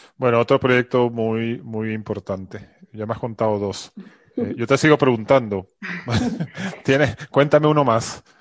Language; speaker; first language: Spanish; native; Spanish